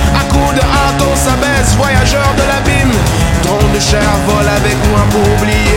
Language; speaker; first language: French; native; French